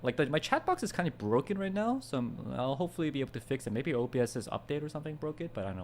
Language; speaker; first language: English; early bilingual, other home language; Korean